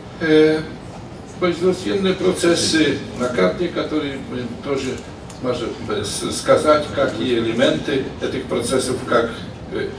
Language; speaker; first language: Russian; non-native, learner; Polish